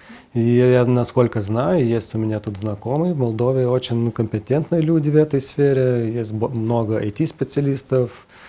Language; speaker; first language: Russian; non-native, fluent; Lithuanian